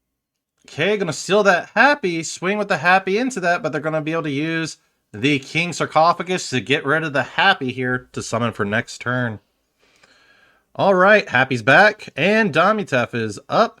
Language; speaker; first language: English; native; English